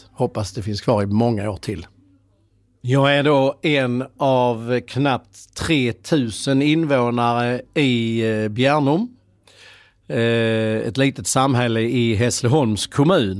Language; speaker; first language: Swedish; native; Swedish